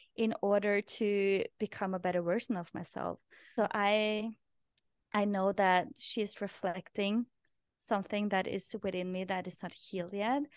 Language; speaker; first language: English; non-native, fluent; Norwegian